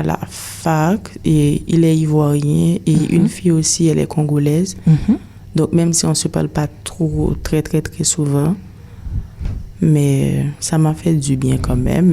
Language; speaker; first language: French; non-native, local second language; Haitian Creole